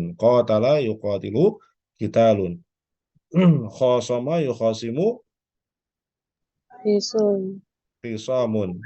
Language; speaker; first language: Arabic; non-native, fluent; Indonesian